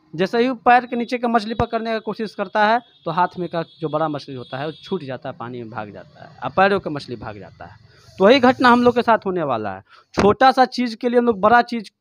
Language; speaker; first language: Hindi; native; Hindi